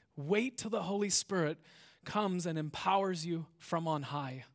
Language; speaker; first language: English; native; English